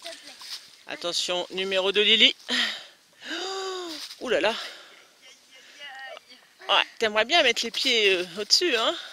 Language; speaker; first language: French; native; French